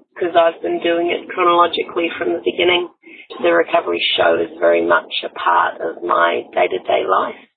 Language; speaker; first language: English; native; English